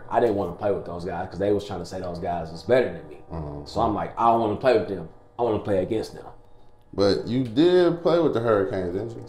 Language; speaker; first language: English; native; English